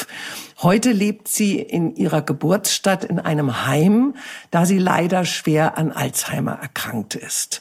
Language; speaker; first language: German; native; German